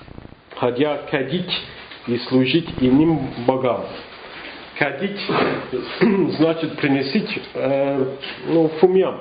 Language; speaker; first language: Russian; non-native, learner; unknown